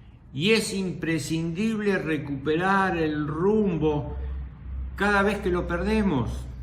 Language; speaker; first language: Spanish; native; Spanish